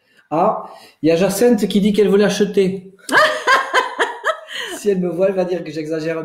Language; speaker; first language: French; native; French